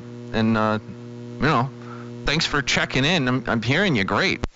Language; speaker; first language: English; native; English